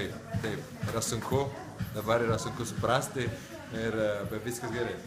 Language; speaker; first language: Lithuanian; non-native, learner; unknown